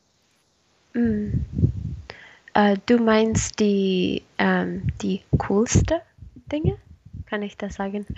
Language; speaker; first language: German; non-native, learner; Spanish